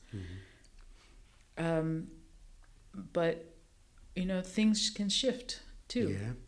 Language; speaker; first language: English; native; English